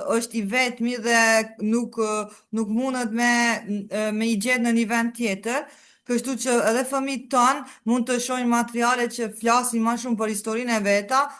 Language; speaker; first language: Albanian; non-native, local second language; Romany